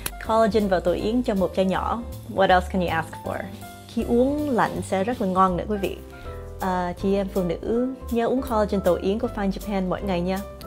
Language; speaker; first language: Vietnamese; early bilingual, heritage; Vietnamese